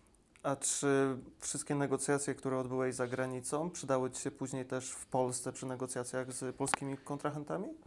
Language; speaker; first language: Polish; native; Polish